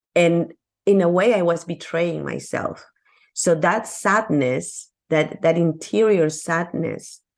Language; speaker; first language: English; non-native, fluent; Spanish